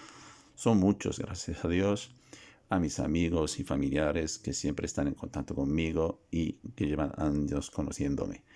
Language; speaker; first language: Spanish; non-native, fluent; Arabic